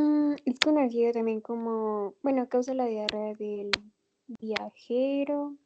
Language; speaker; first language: Spanish; native; Spanish